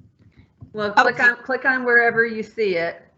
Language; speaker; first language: English; native; English